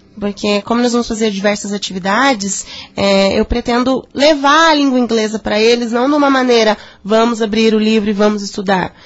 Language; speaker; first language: Portuguese; native; Portuguese